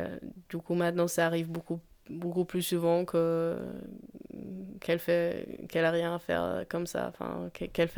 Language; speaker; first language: French; non-native, fluent; Polish